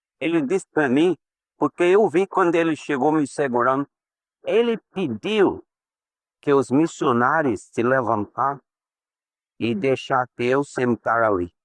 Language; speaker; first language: Portuguese; non-native, fluent; English